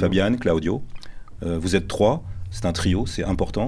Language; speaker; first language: French; native; French